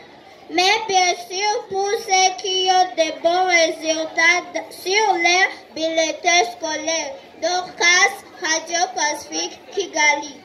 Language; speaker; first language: French; non-native, learner; Kinyarwanda